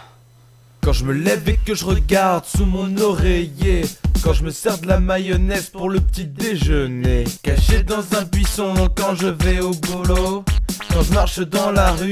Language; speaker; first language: French; native; French